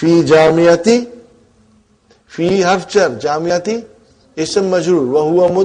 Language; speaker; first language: Arabic; non-native, fluent; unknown